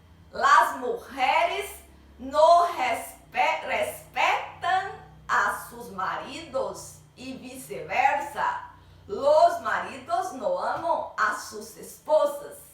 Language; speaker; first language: Spanish; non-native, learner; Portuguese